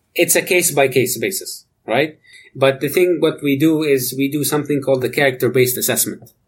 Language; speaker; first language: English; non-native, fluent; Arabic